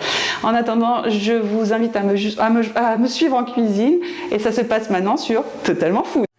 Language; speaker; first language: French; native; French